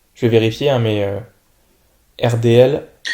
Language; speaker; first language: French; native; French